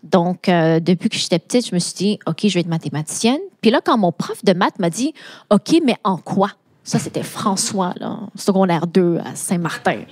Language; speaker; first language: French; native; French